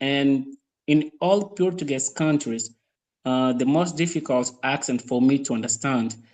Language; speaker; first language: English; non-native, fluent; Portuguese